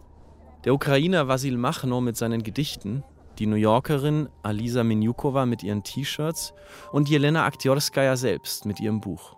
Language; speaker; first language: German; native; German